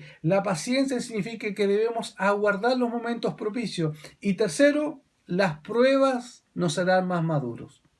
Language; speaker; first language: Spanish; native; Spanish